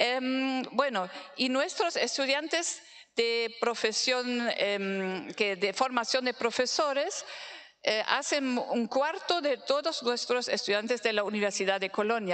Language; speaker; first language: Spanish; non-native, fluent; German